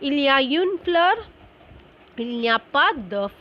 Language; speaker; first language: French; non-native, fluent; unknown